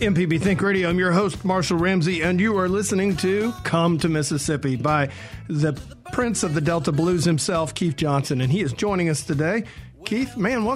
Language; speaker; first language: English; native; English